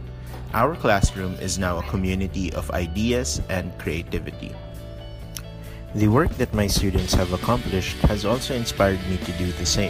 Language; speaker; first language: English; non-native, local second language; Filipino